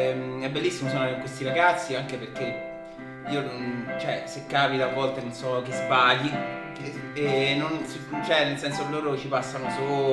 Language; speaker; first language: Italian; native; Italian